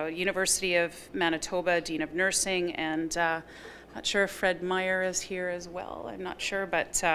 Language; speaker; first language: English; native; English